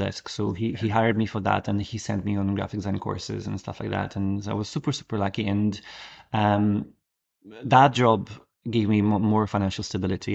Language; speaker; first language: English; non-native, fluent; Polish